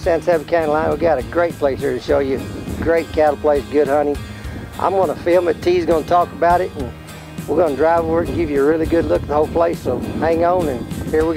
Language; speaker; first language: English; native; English